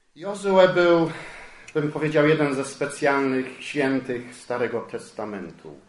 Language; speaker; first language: Polish; early bilingual, heritage; Polish